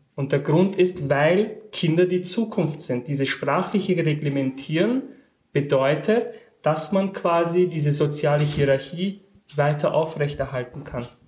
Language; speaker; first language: German; early bilingual, other home language; Turkish